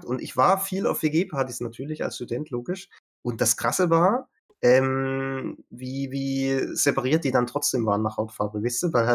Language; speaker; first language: German; native; German